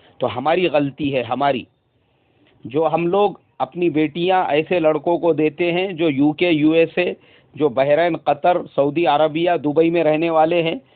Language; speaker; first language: Urdu; native; Urdu